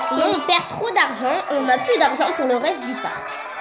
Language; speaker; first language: French; native; French